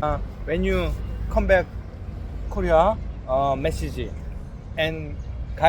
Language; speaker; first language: English; non-native, learner; Korean